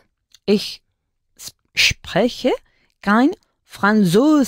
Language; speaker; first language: German; non-native, learner; Spanish